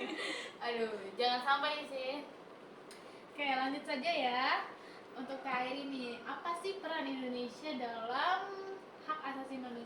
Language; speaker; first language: Indonesian; native; Indonesian